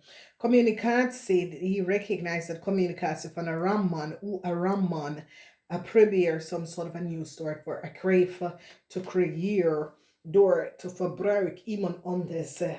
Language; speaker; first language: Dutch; non-native, fluent; English